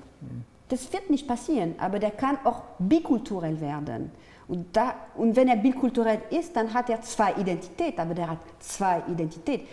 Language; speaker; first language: German; non-native, fluent; French